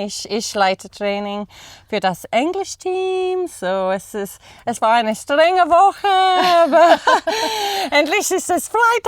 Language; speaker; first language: German; non-native, learner; English